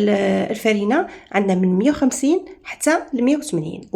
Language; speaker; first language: Arabic; native; Arabic